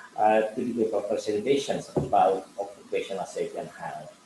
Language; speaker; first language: English; non-native, learner; Indonesian